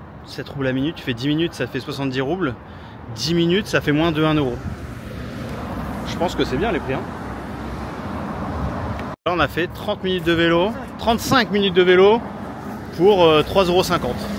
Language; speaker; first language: French; native; French